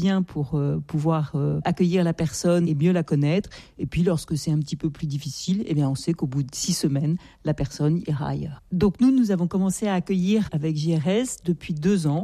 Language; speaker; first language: French; native; French